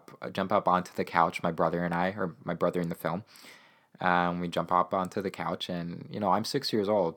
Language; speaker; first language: English; non-native, fluent; Ukrainian